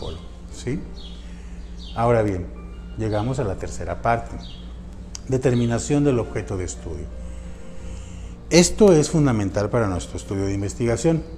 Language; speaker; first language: Spanish; native; Spanish